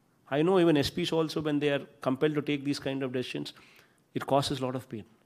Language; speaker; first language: English; non-native, local second language; Telugu